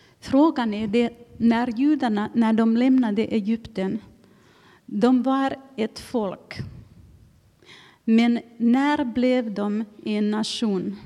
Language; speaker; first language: Swedish; non-native, fluent; Finnish